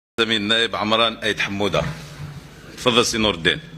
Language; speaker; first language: Arabic; native; Arabic